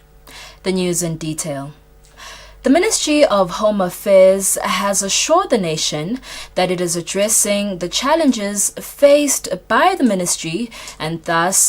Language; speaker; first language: English; non-native, local second language; Swati